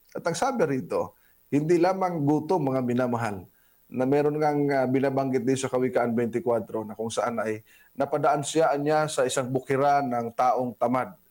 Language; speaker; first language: Filipino; non-native, local second language; Cebuano